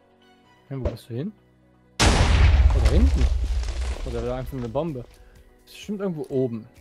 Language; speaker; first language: German; native; German